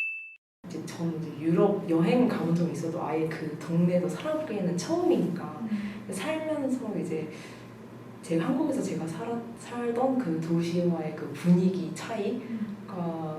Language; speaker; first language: Korean; native; Korean